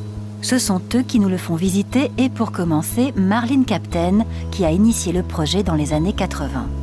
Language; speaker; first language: French; native; French